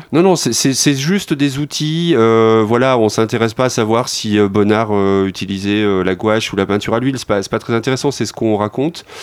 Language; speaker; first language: French; native; French